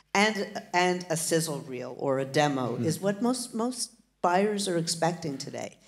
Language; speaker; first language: English; native; English